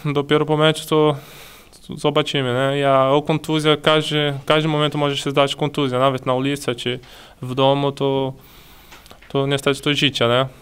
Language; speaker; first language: Polish; non-native, learner; Portuguese